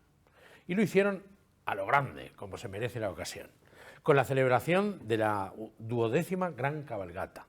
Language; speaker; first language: Spanish; native; Spanish